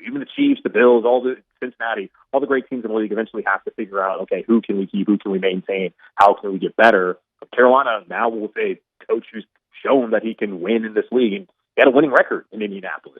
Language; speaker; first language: English; native; English